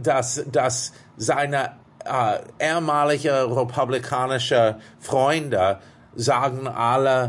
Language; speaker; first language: German; non-native, fluent; English